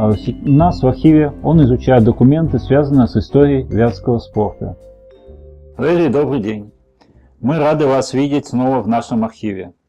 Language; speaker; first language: Russian; native; Russian